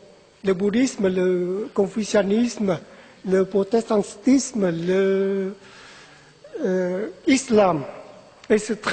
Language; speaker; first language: French; non-native, fluent; Vietnamese